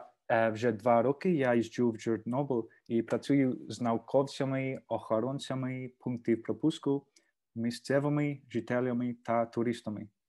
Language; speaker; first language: Ukrainian; non-native, fluent; English